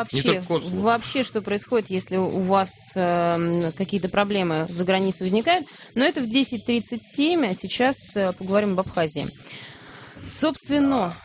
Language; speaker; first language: Russian; native; Russian